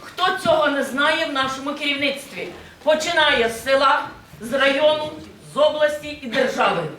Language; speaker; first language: Ukrainian; native; Ukrainian